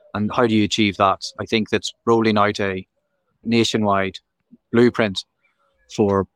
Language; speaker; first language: English; native; English